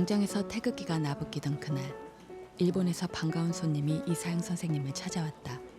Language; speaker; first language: Korean; native; Korean